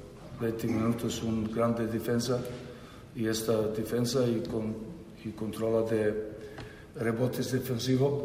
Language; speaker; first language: Spanish; non-native, learner; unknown